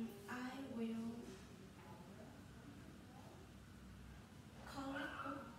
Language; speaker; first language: English; non-native, learner; Vietnamese